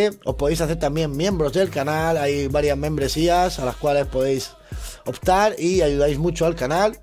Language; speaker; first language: Spanish; native; Spanish